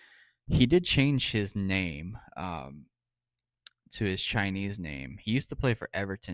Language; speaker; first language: English; native; English